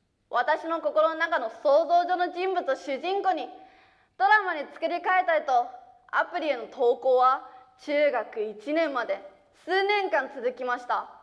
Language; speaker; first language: Japanese; early bilingual, other home language; Chinese